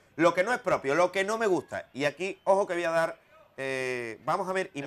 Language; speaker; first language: Spanish; native; Spanish